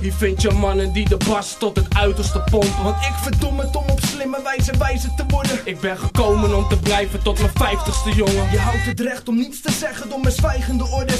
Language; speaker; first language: Dutch; native; Dutch